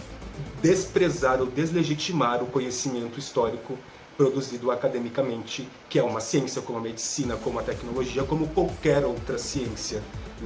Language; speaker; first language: Portuguese; native; Portuguese